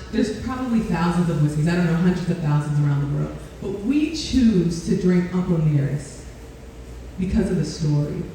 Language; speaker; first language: English; native; English